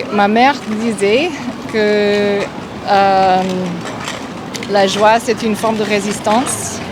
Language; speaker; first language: French; non-native, fluent; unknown